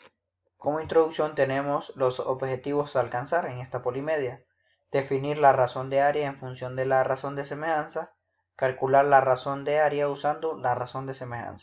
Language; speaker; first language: Spanish; native; Spanish